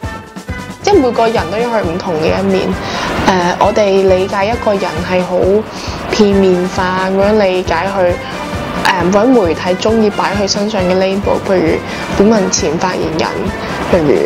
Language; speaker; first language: Cantonese; native; Cantonese